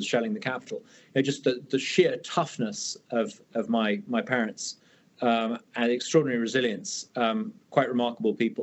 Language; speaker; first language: English; native; English